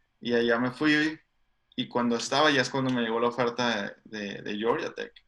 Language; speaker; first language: Spanish; native; Spanish